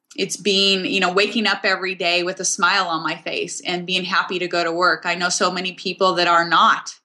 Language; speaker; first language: English; native; English